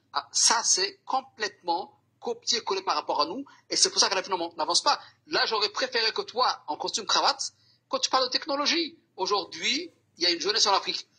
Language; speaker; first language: French; non-native, local second language; Somali